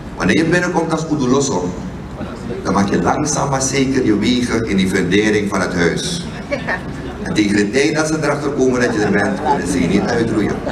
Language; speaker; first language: Dutch; native; Dutch